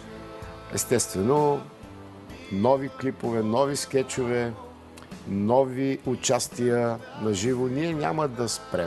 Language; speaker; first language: Bulgarian; native; Bulgarian